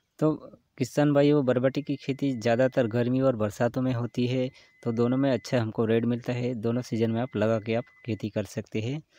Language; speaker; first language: Hindi; non-native, local second language; Gujarati